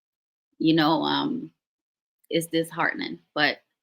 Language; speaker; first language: English; native; English